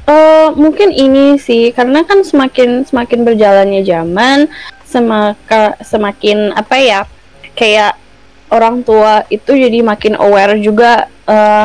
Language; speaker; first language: Indonesian; early bilingual, heritage; Indonesian